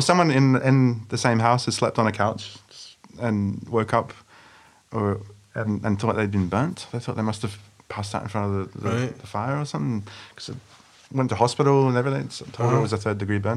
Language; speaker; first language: English; native; English